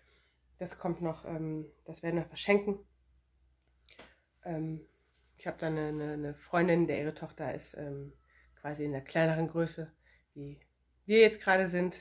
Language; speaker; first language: German; native; German